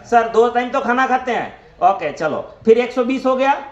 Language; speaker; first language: Hindi; non-native, local second language; Gujarati